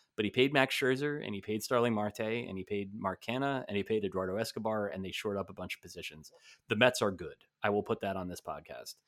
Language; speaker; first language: English; native; English